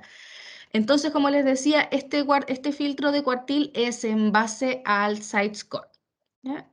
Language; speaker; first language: Spanish; native; Spanish